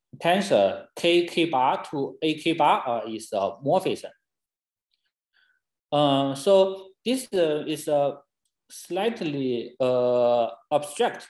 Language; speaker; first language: English; non-native, fluent; Chinese